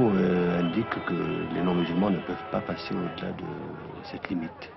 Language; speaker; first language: French; non-native, local second language; Arabic